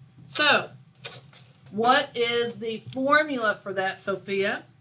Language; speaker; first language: English; native; English